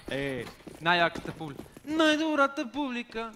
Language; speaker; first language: Bulgarian; native; Bulgarian